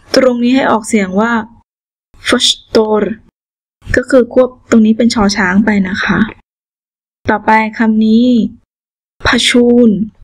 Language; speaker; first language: Thai; native; Thai